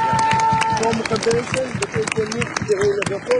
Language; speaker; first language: Dutch; non-native, fluent; Azerbaijani